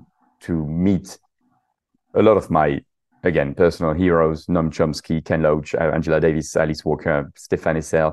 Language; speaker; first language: English; non-native, fluent; French